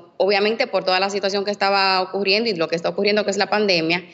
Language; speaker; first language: Spanish; native; Spanish